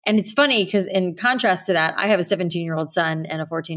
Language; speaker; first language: English; native; English